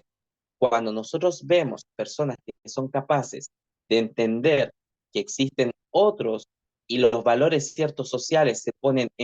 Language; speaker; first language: Spanish; native; Spanish